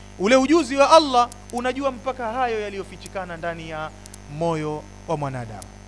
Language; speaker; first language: Swahili; native; Swahili